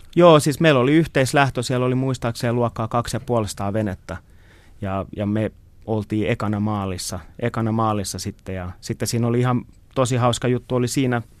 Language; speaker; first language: Finnish; native; Finnish